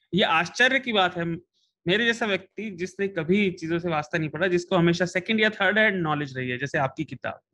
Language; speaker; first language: Hindi; native; Hindi